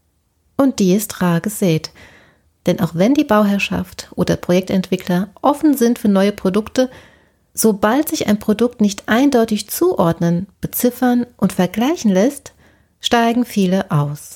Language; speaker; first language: German; native; German